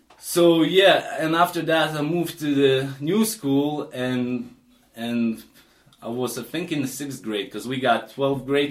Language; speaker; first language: English; non-native, fluent; Lithuanian